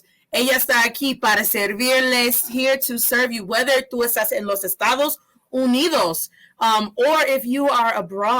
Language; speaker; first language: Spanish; non-native, fluent; English